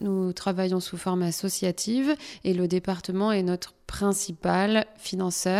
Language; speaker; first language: French; native; French